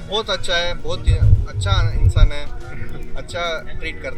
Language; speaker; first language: Hindi; non-native, local second language; Bangla